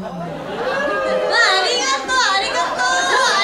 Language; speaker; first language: Japanese; non-native, learner; Korean